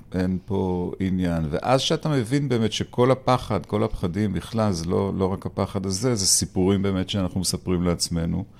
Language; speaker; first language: Hebrew; native; Hebrew